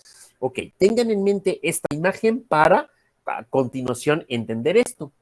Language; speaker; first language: Spanish; native; Spanish